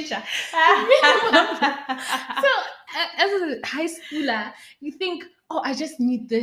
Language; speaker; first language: English; non-native, local second language; Northern Sotho